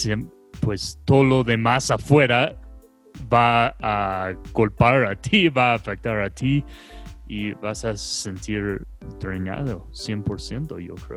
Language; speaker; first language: Spanish; non-native, fluent; English